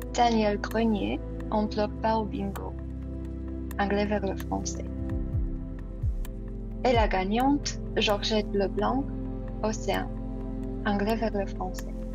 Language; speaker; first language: French; non-native, fluent; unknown